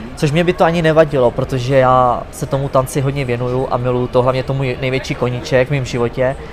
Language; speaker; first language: Czech; native; Czech